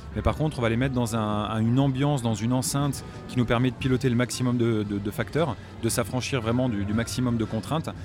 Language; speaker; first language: French; native; French